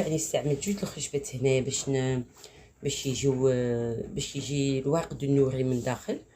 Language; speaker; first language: Arabic; native; Arabic